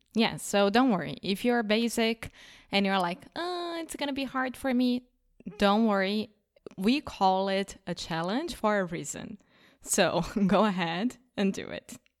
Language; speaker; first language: English; non-native, fluent; Portuguese